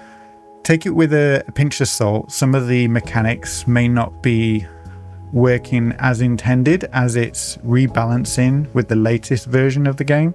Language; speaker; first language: English; native; English